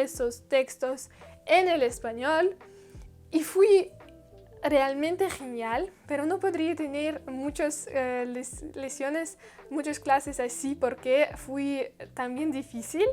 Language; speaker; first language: Spanish; non-native, learner; Russian